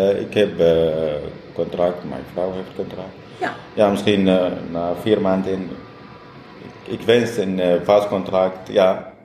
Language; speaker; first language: Dutch; non-native, learner; Arabic